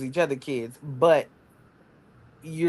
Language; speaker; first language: English; native; English